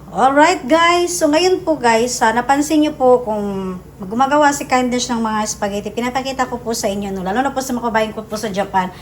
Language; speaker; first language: Filipino; non-native, local second language; Hiligaynon